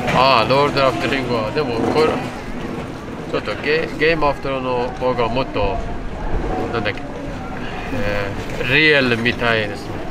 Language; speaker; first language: Japanese; non-native, learner; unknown